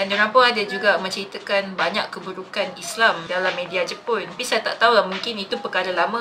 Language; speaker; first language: Malay; native; Malay